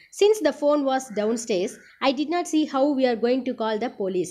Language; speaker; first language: English; non-native, local second language; Tamil